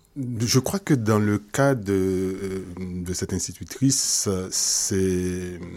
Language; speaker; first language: French; non-native, local second language; Haitian Creole